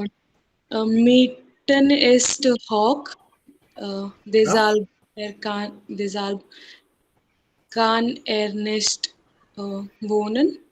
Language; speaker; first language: German; non-native, learner; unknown